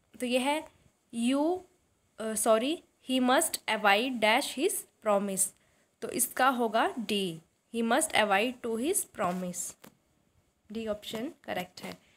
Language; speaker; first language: Hindi; native; Hindi